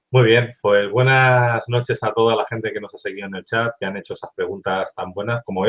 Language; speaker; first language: Spanish; native; Spanish